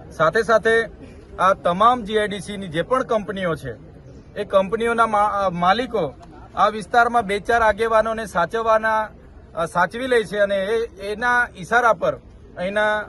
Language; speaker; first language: Gujarati; non-native, local second language; Bhili